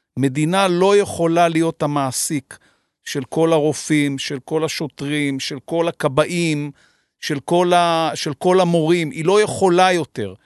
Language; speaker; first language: Hebrew; native; Hebrew